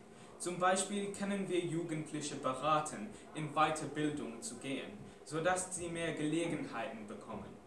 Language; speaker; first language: German; non-native, fluent; English